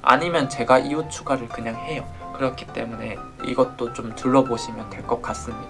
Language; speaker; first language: Korean; native; Korean